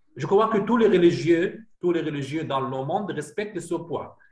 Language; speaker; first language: French; non-native, learner; Arabic